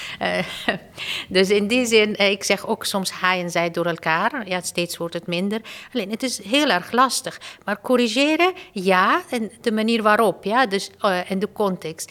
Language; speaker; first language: Dutch; non-native, fluent; Persian